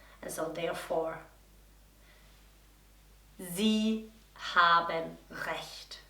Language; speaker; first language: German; non-native, fluent; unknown